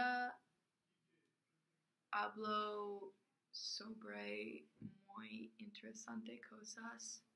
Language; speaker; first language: Spanish; non-native, learner; English